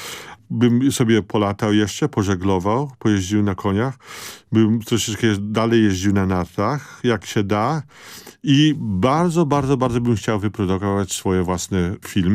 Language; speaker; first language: Polish; early bilingual, other home language; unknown